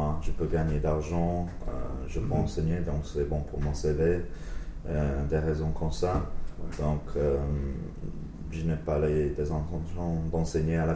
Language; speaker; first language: French; non-native, learner; English